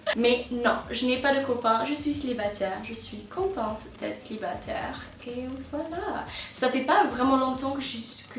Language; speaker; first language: French; non-native, fluent; English